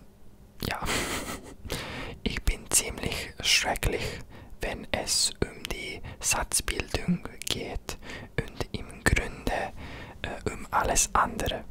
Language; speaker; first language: German; non-native, learner; English